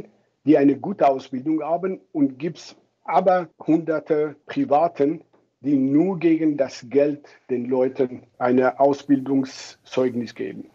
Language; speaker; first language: German; non-native, fluent; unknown